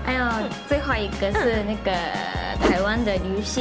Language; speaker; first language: Chinese; non-native, fluent; Japanese